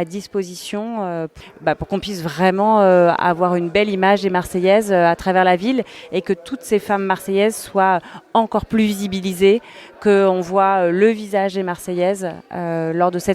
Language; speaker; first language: French; native; French